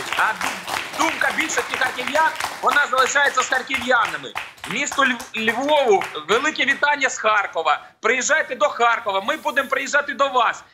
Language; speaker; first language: Ukrainian; native; Ukrainian